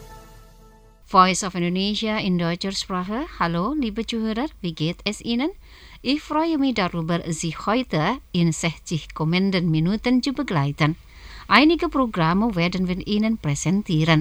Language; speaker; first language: German; non-native, fluent; Indonesian